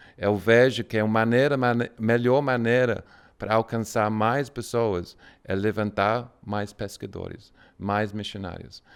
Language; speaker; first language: Portuguese; non-native, fluent; English